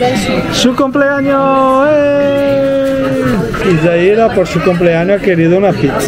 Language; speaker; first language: Spanish; non-native, learner; Italian